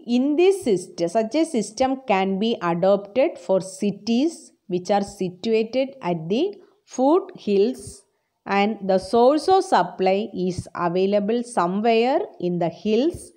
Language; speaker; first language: English; non-native, local second language; Malayalam